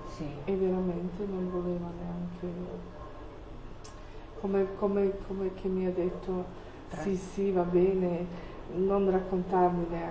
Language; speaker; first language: Italian; non-native, fluent; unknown